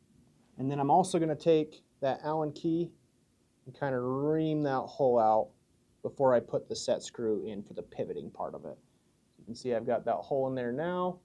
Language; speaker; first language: English; native; English